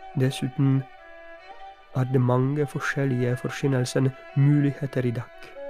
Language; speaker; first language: Norwegian; non-native, fluent; Polish